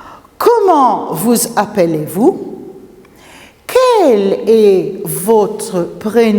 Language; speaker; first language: French; non-native, fluent; Maltese